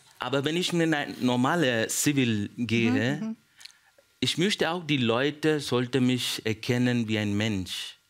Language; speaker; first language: German; non-native, fluent; Kannada